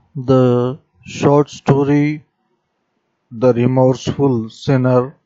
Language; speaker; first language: English; non-native, local second language; Marathi